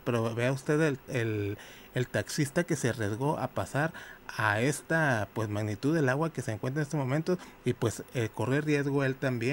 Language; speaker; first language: Spanish; native; Spanish